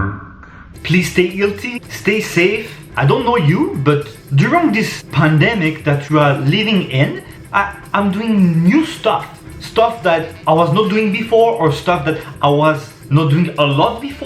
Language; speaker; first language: English; non-native, fluent; French